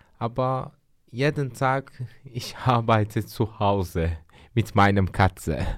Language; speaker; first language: German; non-native, learner; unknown